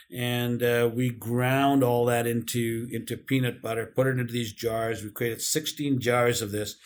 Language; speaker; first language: English; non-native, local second language; Urdu